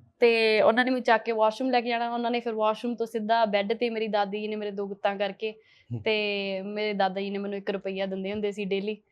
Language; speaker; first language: Punjabi; early bilingual, heritage; Punjabi